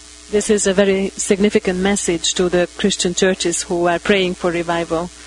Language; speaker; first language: English; non-native, fluent; Hungarian